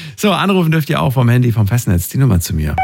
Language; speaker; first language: German; native; German